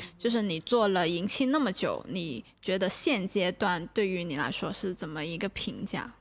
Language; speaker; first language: Chinese; non-native, local second language; Cantonese